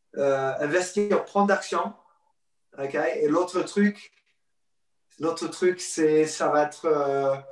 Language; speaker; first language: French; non-native, fluent; English